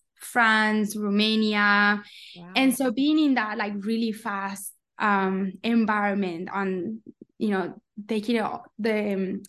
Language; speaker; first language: English; non-native, fluent; Spanish